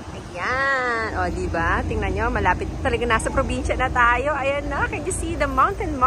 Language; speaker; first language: Filipino; native; Filipino